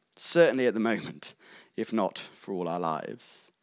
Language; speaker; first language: English; native; English